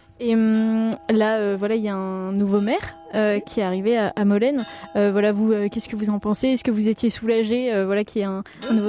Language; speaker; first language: French; native; French